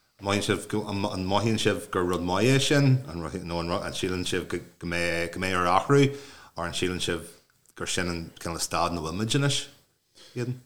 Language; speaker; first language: Irish; non-native, local second language; English